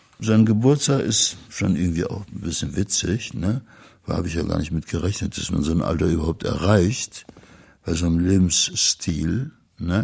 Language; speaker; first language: German; native; German